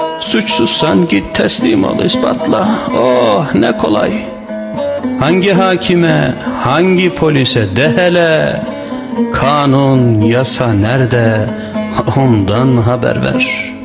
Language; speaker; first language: Turkish; native; Turkish